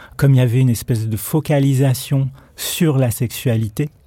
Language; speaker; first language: French; native; French